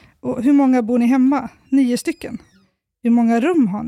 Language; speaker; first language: Swedish; early bilingual, other home language; Persian